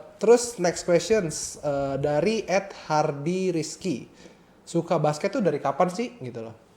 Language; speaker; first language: Indonesian; native; Indonesian